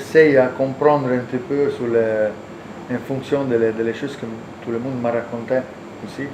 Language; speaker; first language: French; non-native, learner; Italian